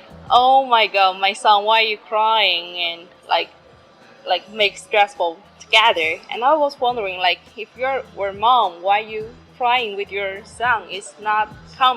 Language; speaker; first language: English; non-native, learner; Chinese